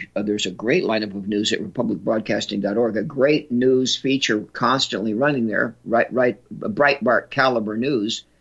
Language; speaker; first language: English; native; English